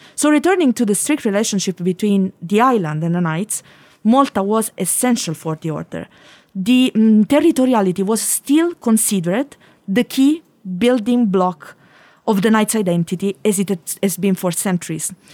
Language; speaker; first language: English; non-native, fluent; Italian